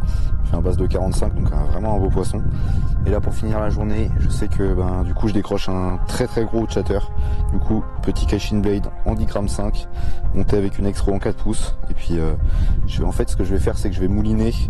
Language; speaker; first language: French; native; French